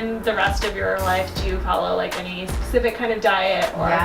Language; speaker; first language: English; native; English